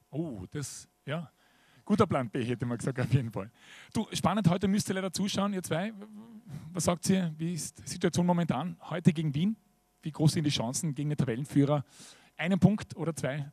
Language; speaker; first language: German; native; German